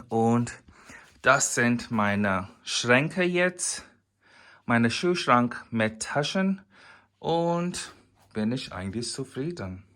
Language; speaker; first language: German; non-native, fluent; English